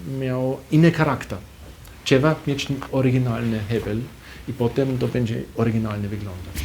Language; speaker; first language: Polish; non-native, fluent; German